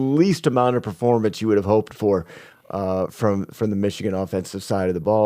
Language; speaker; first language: English; native; English